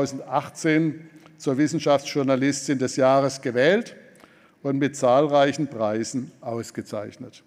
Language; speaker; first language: German; native; German